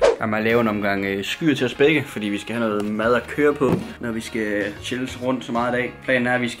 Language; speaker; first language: Danish; native; Danish